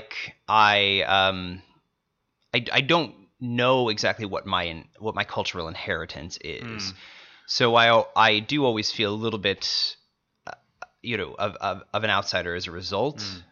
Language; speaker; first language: English; native; English